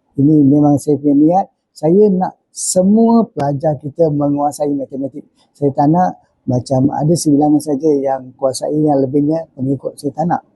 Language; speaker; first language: Malay; non-native, local second language; Tamil